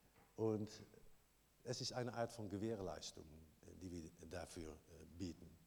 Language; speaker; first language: German; non-native, learner; Dutch